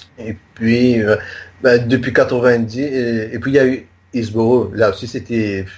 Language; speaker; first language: French; non-native, local second language; Morisyen